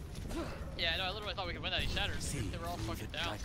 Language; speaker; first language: English; native; English